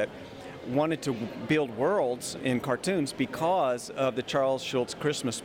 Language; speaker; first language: English; native; English